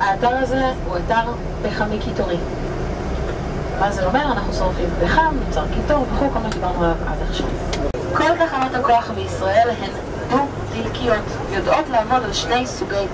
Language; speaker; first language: Hebrew; native; Hebrew